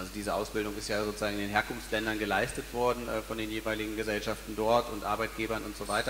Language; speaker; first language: German; native; German